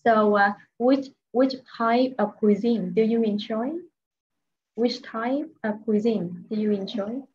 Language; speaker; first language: English; non-native, fluent; Vietnamese